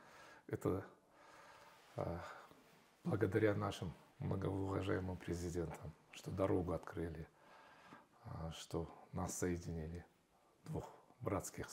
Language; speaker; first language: Russian; non-native, local second language; Uzbek